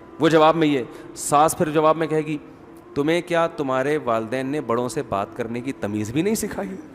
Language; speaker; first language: Urdu; native; Urdu